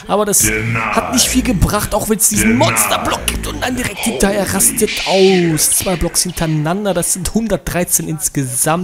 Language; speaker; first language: German; native; German